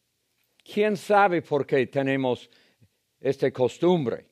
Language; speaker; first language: Spanish; non-native, fluent; English